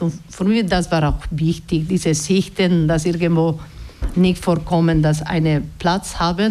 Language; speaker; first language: German; non-native, learner; Basque